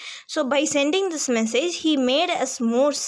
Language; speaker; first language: English; non-native, local second language; Hindi